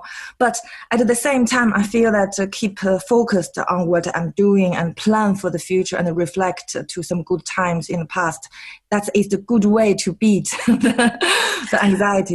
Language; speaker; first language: English; non-native, fluent; Chinese